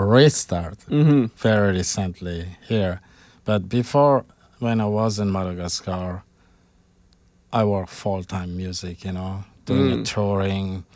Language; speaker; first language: English; non-native, fluent; Malagasy